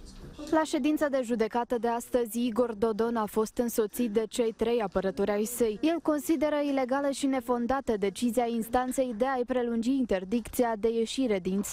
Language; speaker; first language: Romanian; native; Romanian